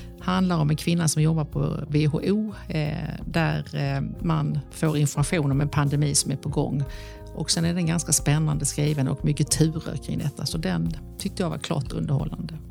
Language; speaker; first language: Swedish; native; Swedish